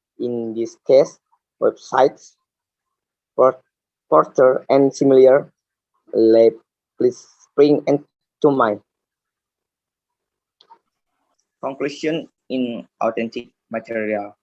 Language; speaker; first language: English; non-native, learner; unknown